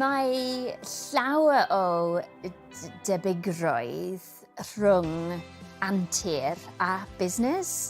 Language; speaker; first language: Welsh; non-native, local second language; English